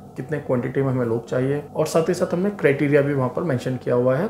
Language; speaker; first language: Hindi; native; Hindi